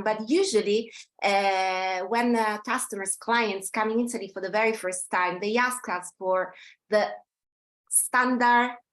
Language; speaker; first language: English; non-native, fluent; Italian